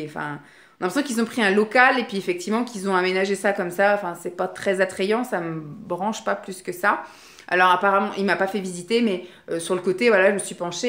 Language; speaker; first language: French; native; French